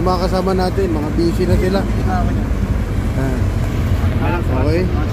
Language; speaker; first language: Filipino; native; Filipino